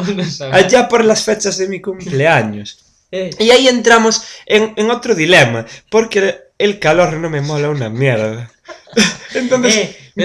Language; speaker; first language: Spanish; native; Spanish